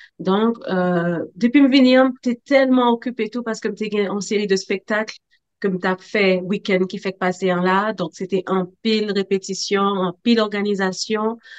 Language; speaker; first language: French; native; French